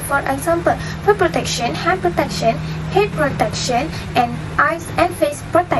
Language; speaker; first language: English; non-native, local second language; Malay